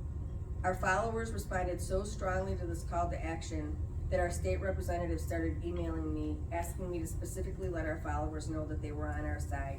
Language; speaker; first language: English; native; English